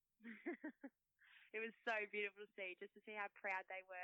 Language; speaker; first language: English; native; English